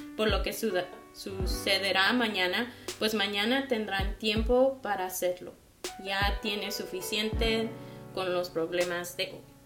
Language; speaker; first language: Spanish; early bilingual, heritage; Spanish